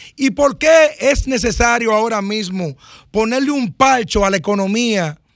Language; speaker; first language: Spanish; native; Spanish